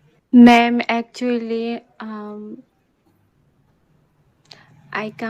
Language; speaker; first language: English; non-native, learner; Bangla